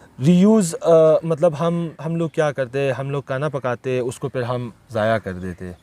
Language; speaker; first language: Urdu; non-native, local second language; Pashto